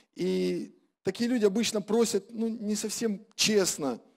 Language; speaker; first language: Russian; native; Russian